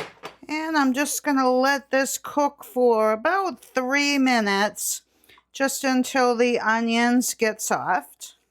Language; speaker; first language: English; native; English